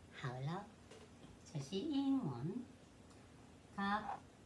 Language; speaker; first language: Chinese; non-native, learner; Korean